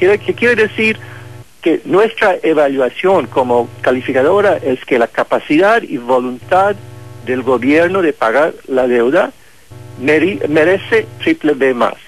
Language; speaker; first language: Spanish; non-native, fluent; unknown